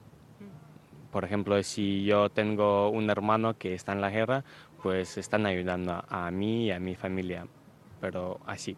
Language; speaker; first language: Spanish; non-native, fluent; Ukrainian